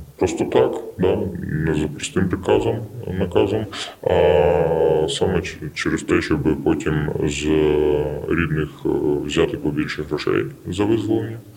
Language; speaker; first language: Ukrainian; non-native, local second language; Russian